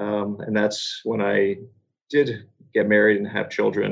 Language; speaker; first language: English; native; English